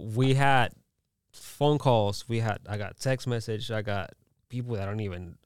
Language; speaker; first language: English; early bilingual, other home language; Spanish